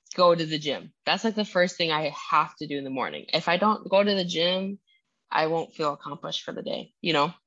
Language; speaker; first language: English; early bilingual, other home language; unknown